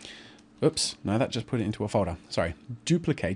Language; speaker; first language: English; native; English